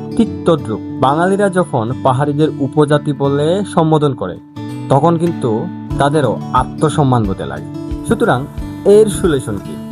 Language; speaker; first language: Bangla; non-native, local second language; Chakma